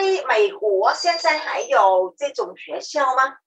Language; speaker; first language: Chinese; non-native, learner; Vietnamese